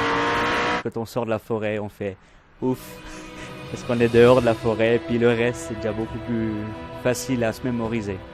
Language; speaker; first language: French; native; French